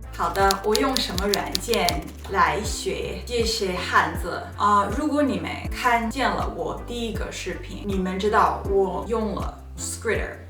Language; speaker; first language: Chinese; non-native, learner; Spanish